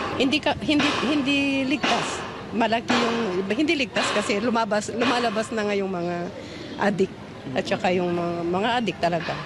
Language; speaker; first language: Filipino; non-native, local second language; Iloko